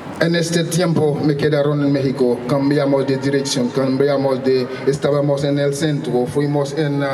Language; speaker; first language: Spanish; non-native, local second language; Haitian Creole